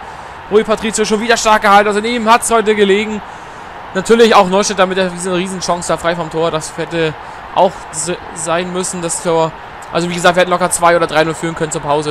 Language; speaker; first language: German; native; German